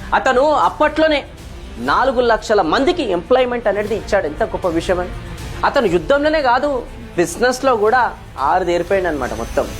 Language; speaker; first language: Telugu; non-native, local second language; Lambadi